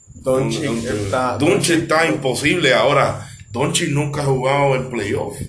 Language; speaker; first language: Spanish; early bilingual, heritage; Spanish